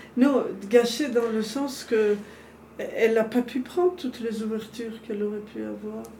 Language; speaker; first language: French; non-native, fluent; Persian